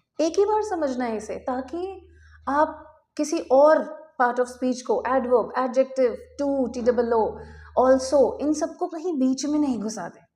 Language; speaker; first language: Hindi; native; Hindi